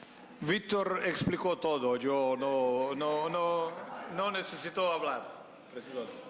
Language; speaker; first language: Spanish; non-native, fluent; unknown